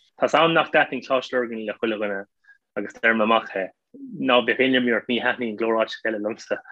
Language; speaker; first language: Irish; non-native, local second language; English